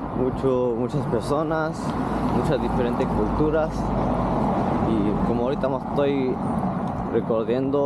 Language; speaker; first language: Spanish; early bilingual, heritage; Spanish